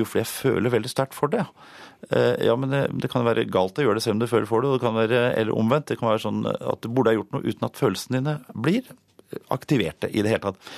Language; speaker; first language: Norwegian; native; Norwegian